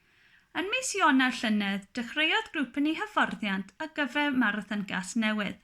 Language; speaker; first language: Welsh; non-native, local second language; English